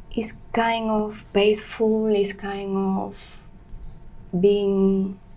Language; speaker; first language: English; non-native, learner; Spanish